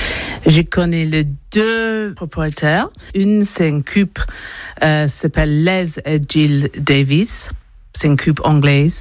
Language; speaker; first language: French; non-native, learner; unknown